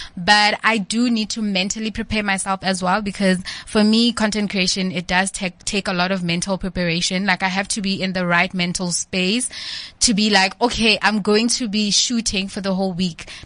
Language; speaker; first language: English; non-native, local second language; Southern Sotho